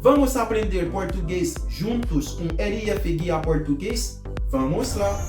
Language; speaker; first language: Portuguese; non-native, local second language; Haitian Creole